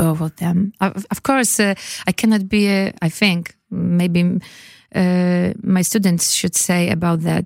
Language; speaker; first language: English; non-native, learner; Polish